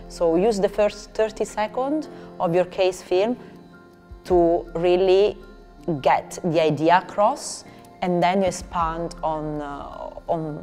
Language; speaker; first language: English; non-native, fluent; Italian